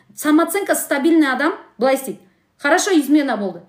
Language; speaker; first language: Russian; non-native, local second language; Kazakh